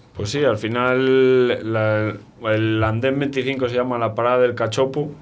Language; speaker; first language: Spanish; native; Spanish